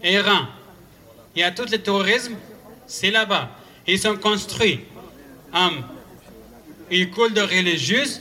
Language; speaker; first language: French; non-native, learner; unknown